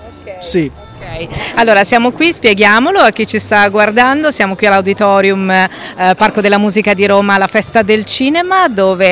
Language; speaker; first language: Italian; native; Italian